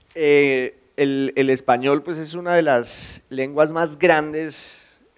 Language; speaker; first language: Spanish; native; Spanish